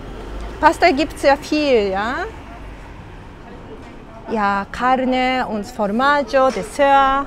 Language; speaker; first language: German; non-native, fluent; Japanese